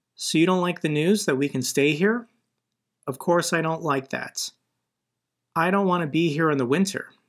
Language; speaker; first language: English; native; English